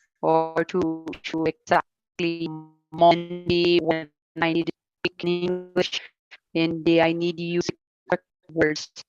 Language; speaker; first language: English; non-native, learner; Portuguese